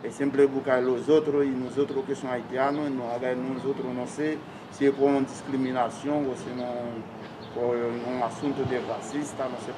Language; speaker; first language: Spanish; non-native, learner; Haitian Creole